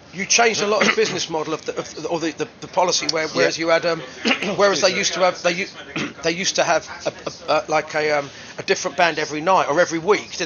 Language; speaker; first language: English; native; English